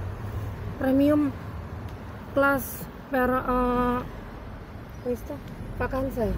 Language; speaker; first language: Italian; non-native, learner; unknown